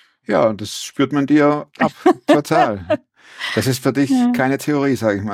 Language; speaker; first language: German; native; German